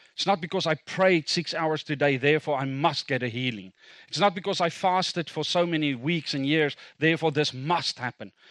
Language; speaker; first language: English; non-native, local second language; Afrikaans